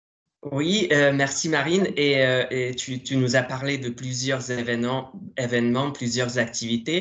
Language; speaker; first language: French; non-native, fluent; Hungarian